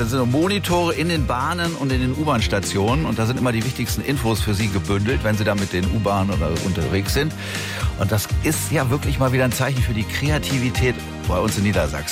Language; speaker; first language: German; native; German